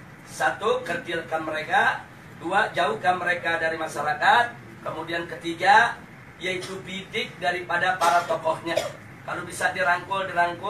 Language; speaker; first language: Indonesian; native; Indonesian